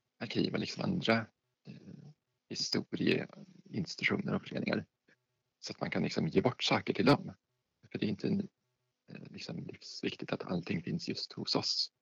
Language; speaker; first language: Swedish; native; Swedish